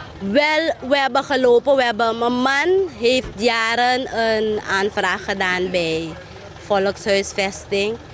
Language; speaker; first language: Dutch; native; Dutch